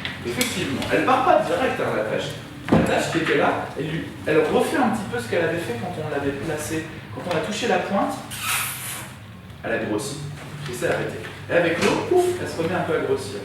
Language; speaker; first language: French; native; French